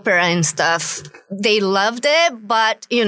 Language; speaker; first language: English; non-native, fluent; Japanese